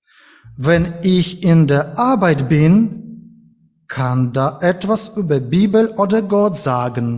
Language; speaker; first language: German; non-native, learner; Ukrainian